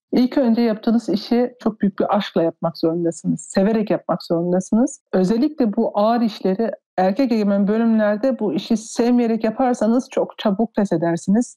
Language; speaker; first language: Turkish; early bilingual, heritage; Turkish